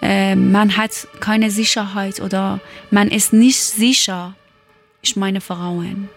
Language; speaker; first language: German; non-native, learner; Persian